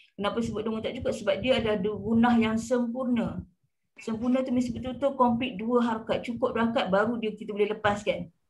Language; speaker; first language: Malay; native; Malay